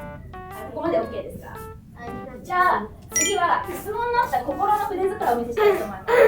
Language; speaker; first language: Japanese; native; Japanese